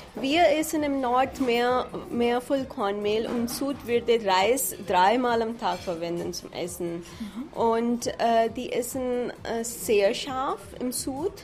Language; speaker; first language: German; non-native, fluent; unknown